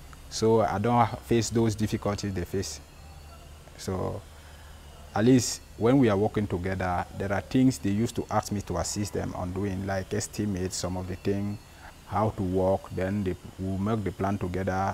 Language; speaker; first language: English; non-native, local second language; French